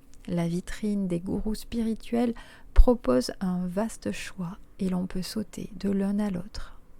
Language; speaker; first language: French; native; French